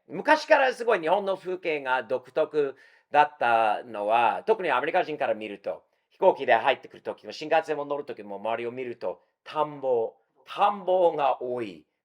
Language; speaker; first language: Japanese; non-native, fluent; English